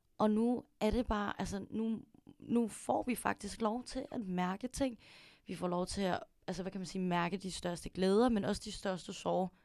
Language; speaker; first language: Danish; early bilingual, other home language; Filipino